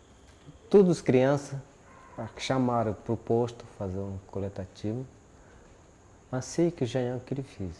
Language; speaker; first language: Portuguese; non-native, local second language; Yanomámi